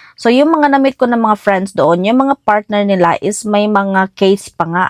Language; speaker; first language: Filipino; non-native, local second language; Cebuano